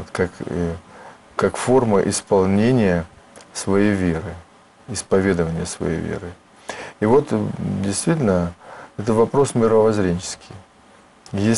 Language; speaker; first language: Russian; native; Russian